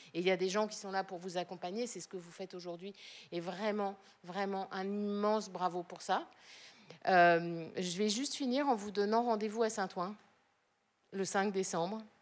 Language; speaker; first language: French; native; French